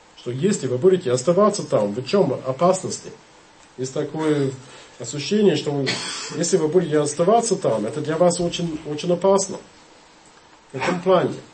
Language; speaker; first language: Russian; non-native, fluent; English